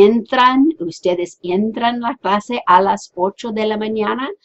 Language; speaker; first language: Spanish; non-native, fluent; English